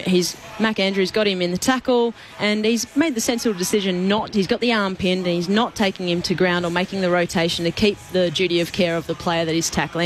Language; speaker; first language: English; native; English